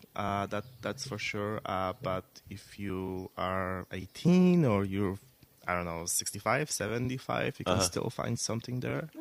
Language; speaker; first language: English; non-native, fluent; Polish